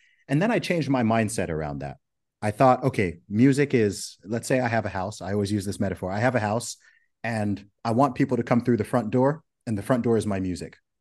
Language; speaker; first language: English; native; English